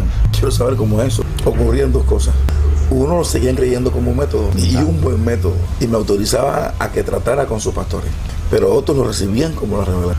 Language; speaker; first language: Spanish; native; Spanish